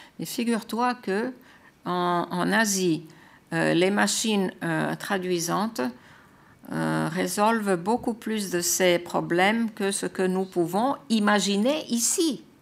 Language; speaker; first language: French; non-native, fluent; Croatian